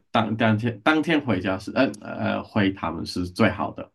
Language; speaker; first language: Chinese; non-native, learner; English